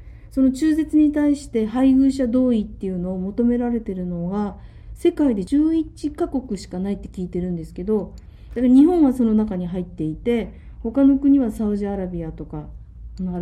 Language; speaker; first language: Japanese; native; Japanese